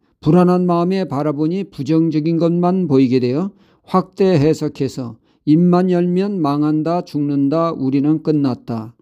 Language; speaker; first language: Korean; native; Korean